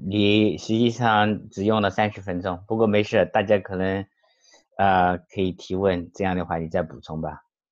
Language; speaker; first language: Chinese; native; Chinese